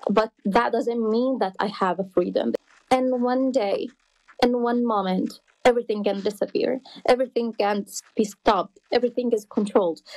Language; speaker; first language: English; non-native, fluent; Arabic